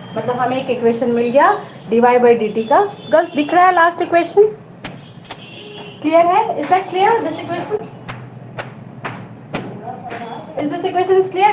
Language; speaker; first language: Hindi; native; Hindi